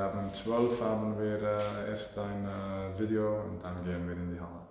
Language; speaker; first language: German; non-native, fluent; Dutch